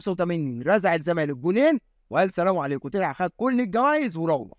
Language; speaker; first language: Arabic; native; Arabic